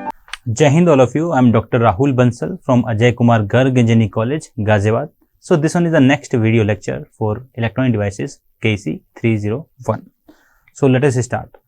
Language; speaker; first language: English; non-native, local second language; Hindi